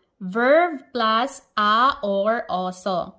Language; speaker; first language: English; non-native, local second language; Filipino